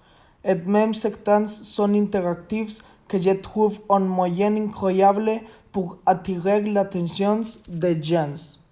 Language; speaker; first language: French; non-native, learner; Spanish